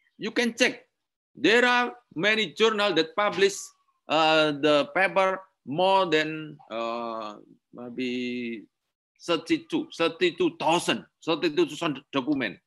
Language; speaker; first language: English; non-native, learner; Indonesian